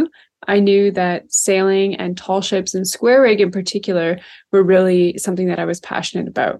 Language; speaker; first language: English; native; English